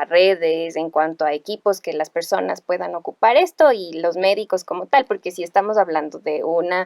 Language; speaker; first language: Spanish; native; Spanish